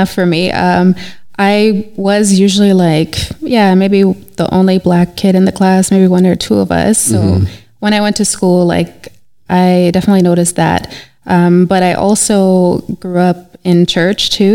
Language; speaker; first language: English; native; English